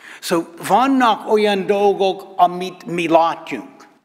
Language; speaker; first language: Hungarian; non-native, learner; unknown